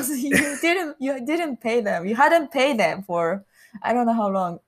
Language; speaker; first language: English; non-native, fluent; Japanese